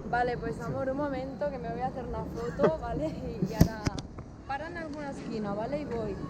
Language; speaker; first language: Spanish; native; Spanish